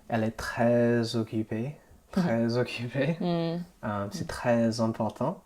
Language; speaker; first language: French; non-native, fluent; English